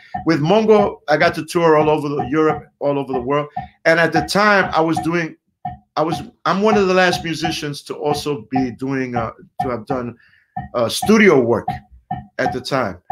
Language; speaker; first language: English; early bilingual, other home language; Spanish